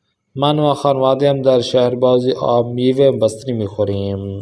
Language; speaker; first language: Persian; non-native, fluent; Urdu